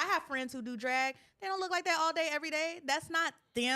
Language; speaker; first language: English; native; English